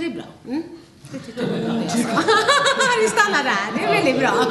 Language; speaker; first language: Swedish; early bilingual, other home language; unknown